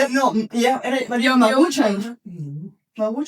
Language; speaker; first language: Danish; non-native, learner; Spanish